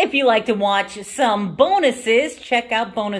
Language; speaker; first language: English; native; English